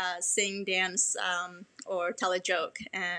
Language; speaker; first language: English; early bilingual, other home language; Persian